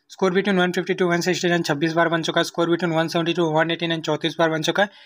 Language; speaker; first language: Hindi; native; Hindi